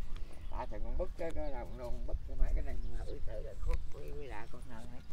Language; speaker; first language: Vietnamese; native; Vietnamese